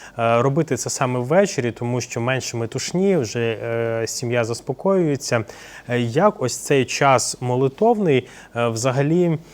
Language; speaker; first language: Ukrainian; native; Ukrainian